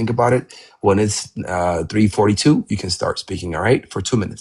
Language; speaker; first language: English; non-native, fluent; Amharic